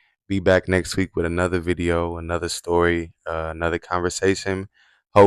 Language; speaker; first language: English; native; English